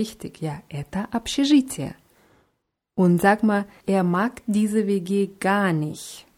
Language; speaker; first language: German; non-native, fluent; Russian